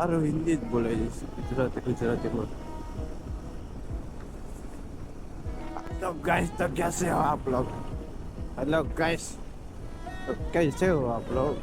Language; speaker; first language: Hindi; non-native, local second language; Gujarati